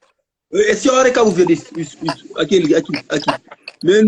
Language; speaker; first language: Portuguese; non-native, learner; Kabuverdianu